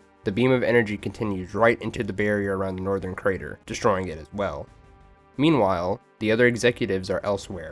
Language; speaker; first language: English; native; English